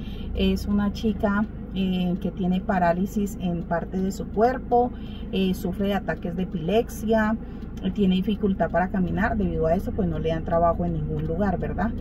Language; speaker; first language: Spanish; native; Spanish